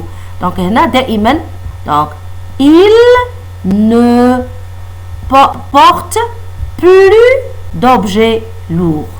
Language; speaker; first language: French; non-native, local second language; Arabic